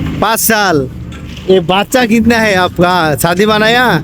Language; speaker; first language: Hindi; non-native, learner; Bangla